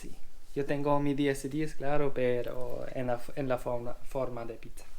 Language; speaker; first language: Spanish; non-native, learner; German